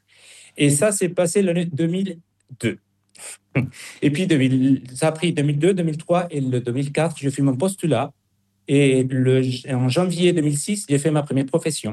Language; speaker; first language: French; non-native, fluent; Spanish